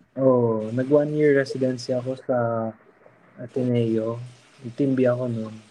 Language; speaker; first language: Filipino; early bilingual, heritage; Filipino